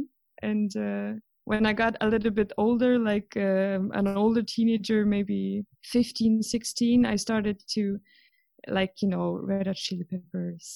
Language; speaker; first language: English; non-native, fluent; Swedish